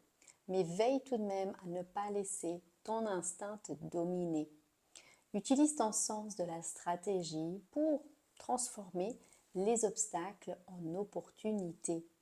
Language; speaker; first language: French; native; French